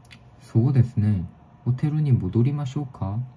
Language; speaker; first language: Japanese; non-native, learner; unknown